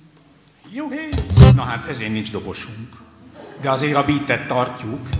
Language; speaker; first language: Hungarian; native; Hungarian